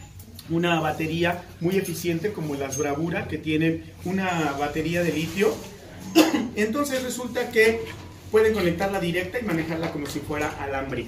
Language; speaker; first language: Spanish; native; Spanish